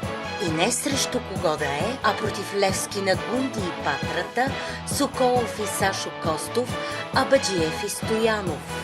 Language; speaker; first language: Bulgarian; native; Bulgarian